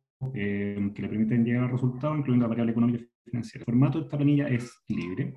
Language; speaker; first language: Spanish; native; Spanish